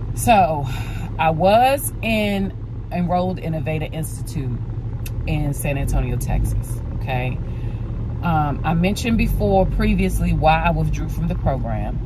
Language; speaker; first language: English; native; English